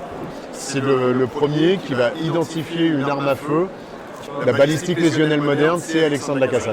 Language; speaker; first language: French; native; French